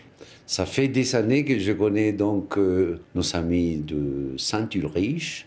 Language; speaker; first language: French; non-native, fluent; Spanish